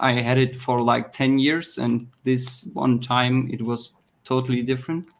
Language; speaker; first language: English; non-native, fluent; German